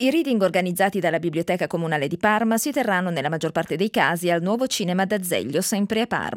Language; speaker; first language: Italian; native; Italian